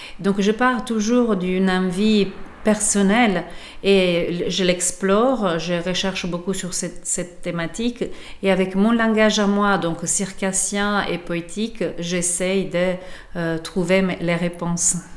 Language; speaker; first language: French; non-native, fluent; Italian